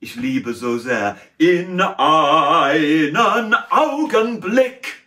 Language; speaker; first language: German; non-native, fluent; English